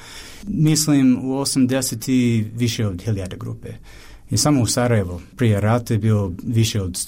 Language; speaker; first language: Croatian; non-native, fluent; English